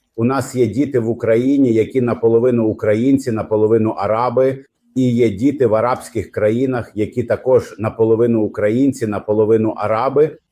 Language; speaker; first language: Ukrainian; non-native, fluent; Arabic